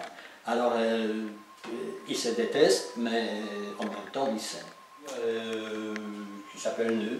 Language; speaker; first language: French; non-native, fluent; Polish